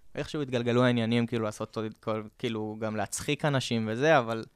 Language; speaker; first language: Hebrew; native; Hebrew